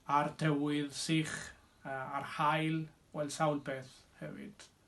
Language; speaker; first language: Welsh; early bilingual, heritage; Spanish